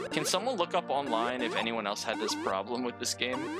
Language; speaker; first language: English; native; English